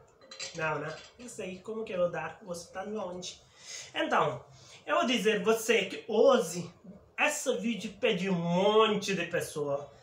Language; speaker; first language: Portuguese; non-native, learner; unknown